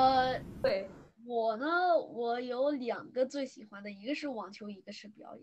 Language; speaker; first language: Chinese; early bilingual, other home language; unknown